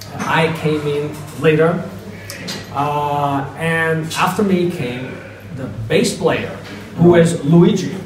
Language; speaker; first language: English; native; English